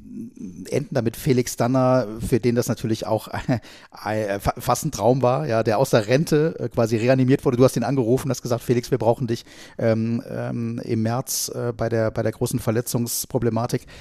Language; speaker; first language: German; native; German